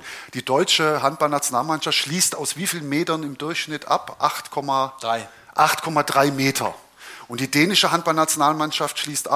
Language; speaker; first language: German; native; German